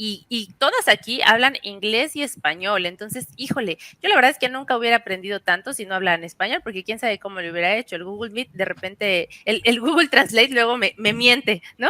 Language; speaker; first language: Spanish; native; Spanish